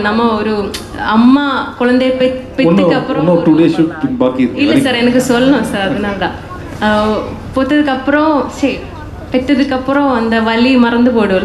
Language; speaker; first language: Tamil; non-native, learner; Malayalam